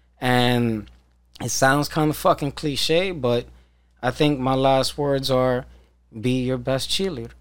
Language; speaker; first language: English; early bilingual, other home language; Spanish